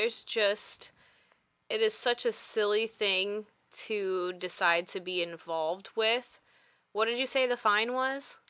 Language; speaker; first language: English; native; English